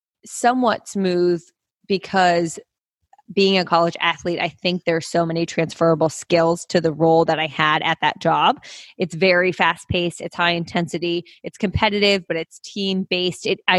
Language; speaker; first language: English; native; English